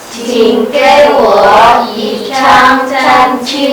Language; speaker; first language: Chinese; non-native, learner; Indonesian